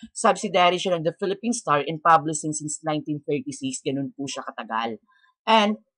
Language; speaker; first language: Filipino; non-native, local second language; Maranao